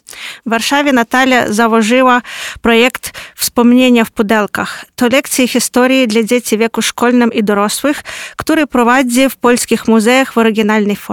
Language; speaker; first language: Polish; non-native, fluent; Ukrainian